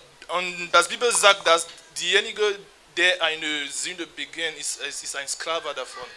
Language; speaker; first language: German; non-native, learner; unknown